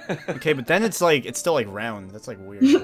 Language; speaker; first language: English; native; English